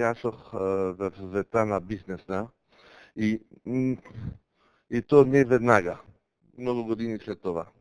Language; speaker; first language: Bulgarian; non-native, learner; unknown